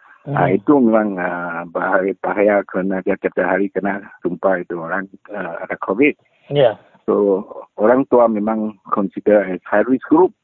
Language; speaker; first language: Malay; non-native, local second language; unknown